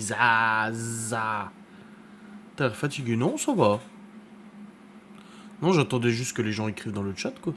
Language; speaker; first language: French; native; French